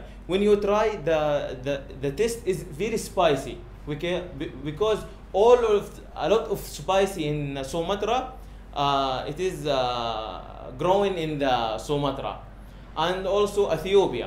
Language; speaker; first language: English; non-native, learner; Arabic